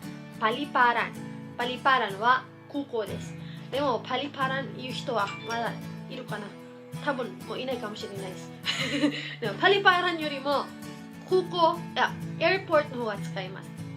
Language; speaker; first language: Japanese; non-native, fluent; Filipino